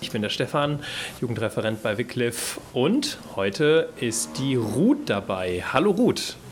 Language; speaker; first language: German; native; German